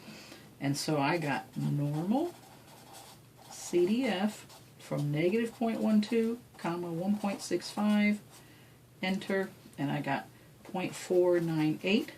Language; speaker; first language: English; native; English